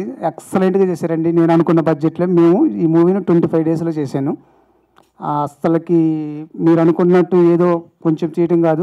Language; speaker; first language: Telugu; native; Telugu